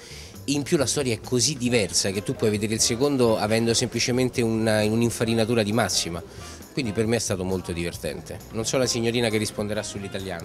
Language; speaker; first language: Italian; native; Italian